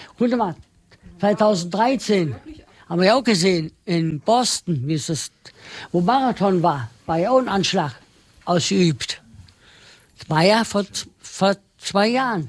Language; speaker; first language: German; non-native, learner; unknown